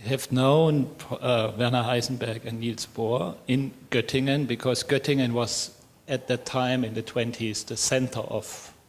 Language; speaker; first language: English; non-native, fluent; German